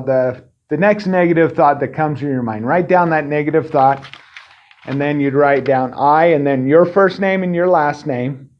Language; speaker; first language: English; native; English